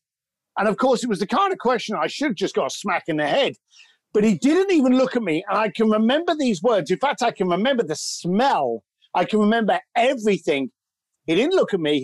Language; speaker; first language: English; native; English